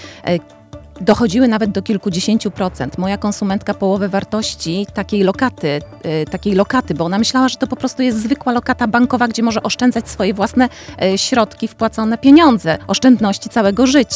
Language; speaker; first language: Polish; native; Polish